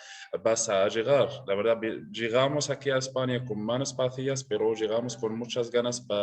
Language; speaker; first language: Spanish; non-native, learner; Arabic